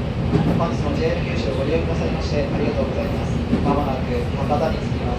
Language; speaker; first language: Japanese; native; Japanese